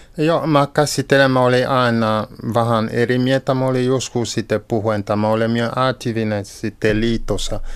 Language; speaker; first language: Finnish; non-native, learner; French